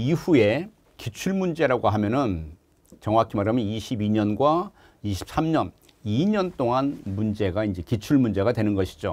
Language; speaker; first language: Korean; native; Korean